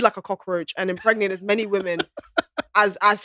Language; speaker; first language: English; non-native, local second language; Akan